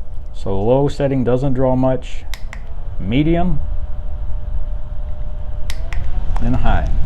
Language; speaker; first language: English; native; English